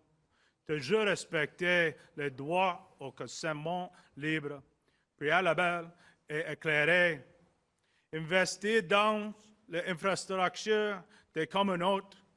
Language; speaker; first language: French; non-native, learner; English